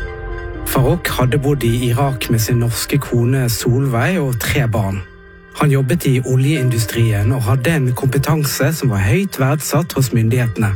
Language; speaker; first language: Norwegian; native; Norwegian